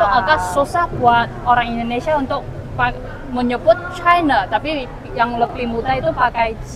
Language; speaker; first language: Indonesian; non-native, fluent; Chinese